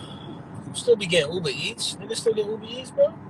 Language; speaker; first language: English; native; English